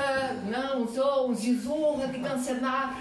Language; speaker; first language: German; non-native, fluent; Portuguese